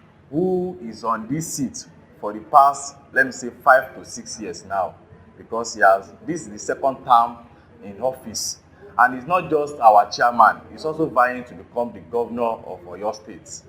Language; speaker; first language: English; non-native, local second language; Yoruba